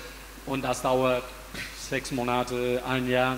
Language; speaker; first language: German; non-native, fluent; Spanish